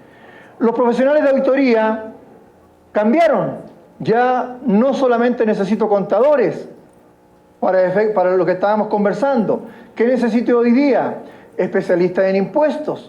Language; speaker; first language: Spanish; native; Spanish